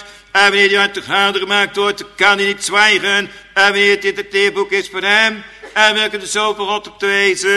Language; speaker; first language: Dutch; native; Dutch